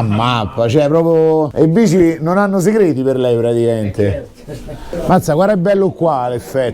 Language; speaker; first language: Italian; native; Italian